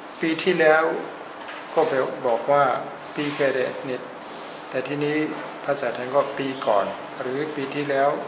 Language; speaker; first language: Thai; non-native, fluent; Burmese